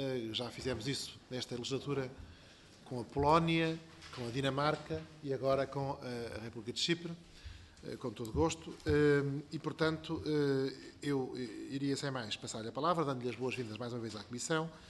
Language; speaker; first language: Portuguese; native; Portuguese